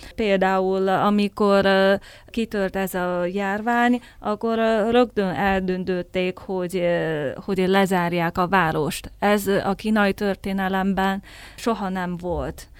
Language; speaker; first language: Hungarian; non-native, fluent; Chinese